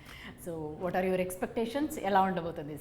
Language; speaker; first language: Telugu; native; Telugu